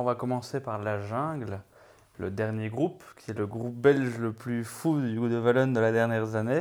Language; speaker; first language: French; native; French